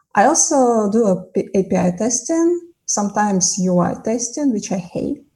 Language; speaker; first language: English; non-native, fluent; Russian